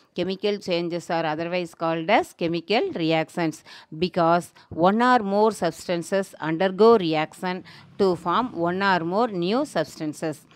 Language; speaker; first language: English; non-native, local second language; Tamil